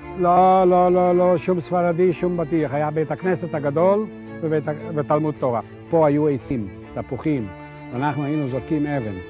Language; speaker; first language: Hebrew; non-native, fluent; Yiddish